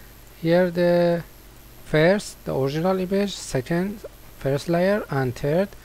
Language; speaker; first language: English; non-native, fluent; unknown